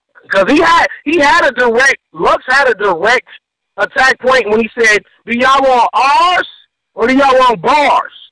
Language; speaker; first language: English; native; English